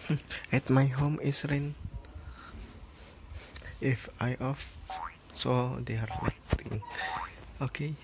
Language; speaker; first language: English; non-native, learner; Indonesian